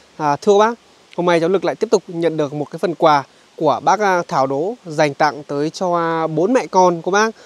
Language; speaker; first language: Vietnamese; native; Vietnamese